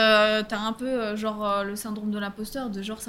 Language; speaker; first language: French; native; French